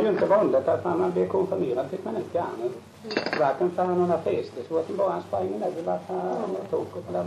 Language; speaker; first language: Swedish; native; Swedish